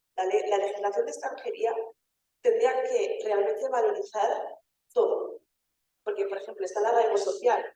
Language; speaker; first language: Spanish; early bilingual, other home language; Wolof